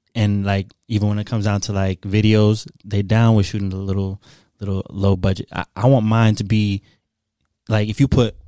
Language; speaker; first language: English; early bilingual, other home language; Haitian Creole